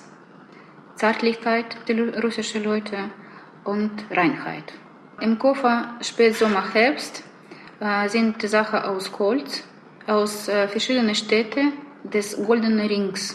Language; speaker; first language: German; non-native, learner; Russian